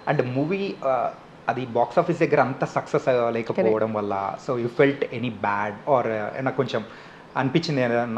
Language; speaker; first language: Telugu; native; Telugu